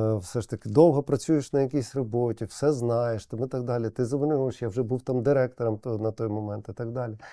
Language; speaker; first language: Ukrainian; non-native, local second language; Russian